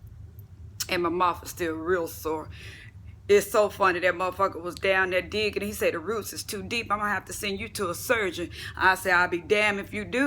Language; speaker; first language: English; native; English